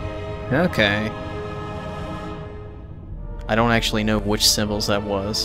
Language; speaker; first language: English; native; English